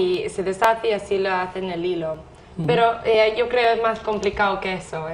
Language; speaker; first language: Spanish; non-native, fluent; English